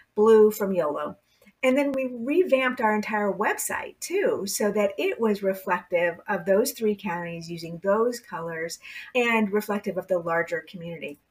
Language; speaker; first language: English; native; English